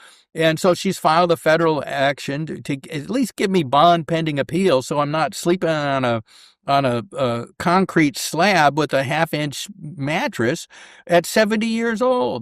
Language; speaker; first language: English; native; English